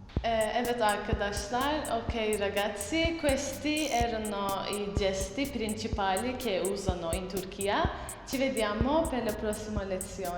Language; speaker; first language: Italian; non-native, learner; Turkish